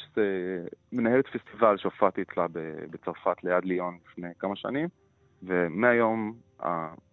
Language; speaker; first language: Hebrew; native; Hebrew